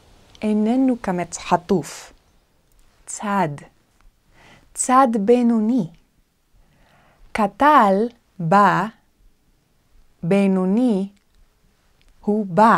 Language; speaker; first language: Hebrew; non-native, fluent; Korean